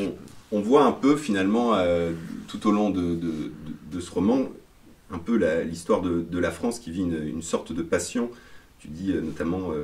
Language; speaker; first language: French; native; French